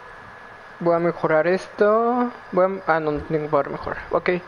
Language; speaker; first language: Spanish; native; Spanish